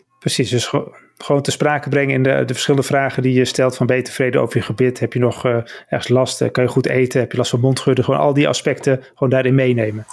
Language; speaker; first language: Dutch; native; Dutch